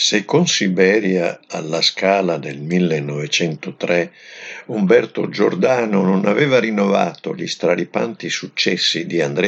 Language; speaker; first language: Italian; native; Italian